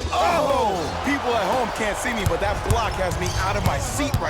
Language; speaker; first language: English; native; English